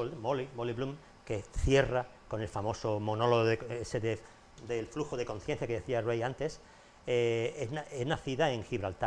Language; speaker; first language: Spanish; native; Spanish